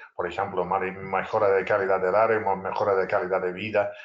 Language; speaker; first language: Spanish; non-native, fluent; English